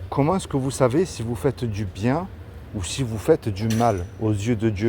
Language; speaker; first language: French; native; French